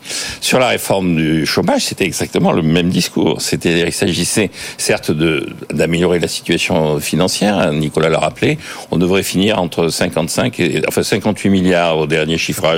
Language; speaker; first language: French; native; French